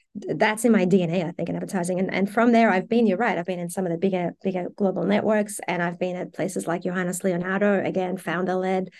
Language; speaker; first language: English; early bilingual, other home language; Persian